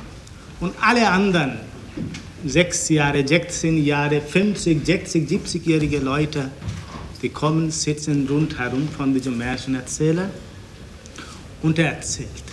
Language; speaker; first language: German; non-native, fluent; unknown